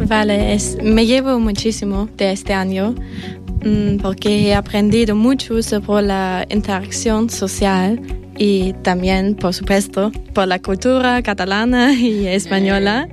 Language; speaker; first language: Spanish; non-native, fluent; German